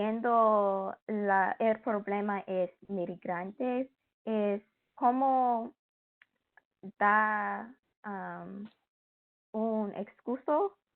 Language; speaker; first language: Spanish; non-native, learner; English